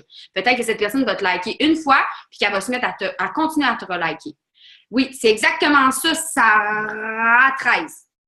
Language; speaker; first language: French; native; French